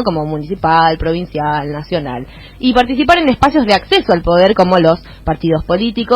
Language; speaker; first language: Spanish; native; Spanish